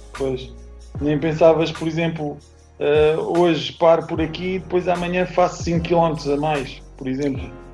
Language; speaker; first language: Portuguese; native; Portuguese